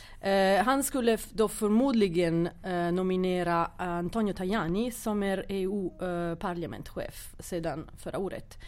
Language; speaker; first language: Swedish; non-native, fluent; Italian